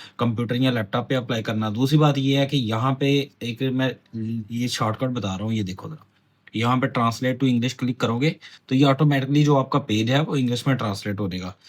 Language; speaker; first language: Urdu; non-native, local second language; Punjabi